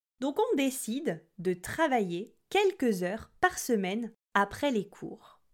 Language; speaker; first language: French; native; French